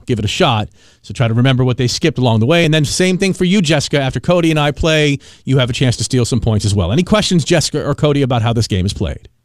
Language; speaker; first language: English; native; English